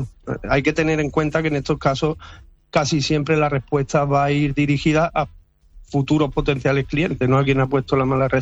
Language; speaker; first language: Spanish; native; Spanish